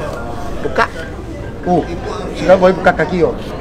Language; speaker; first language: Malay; non-native, local second language; Cantonese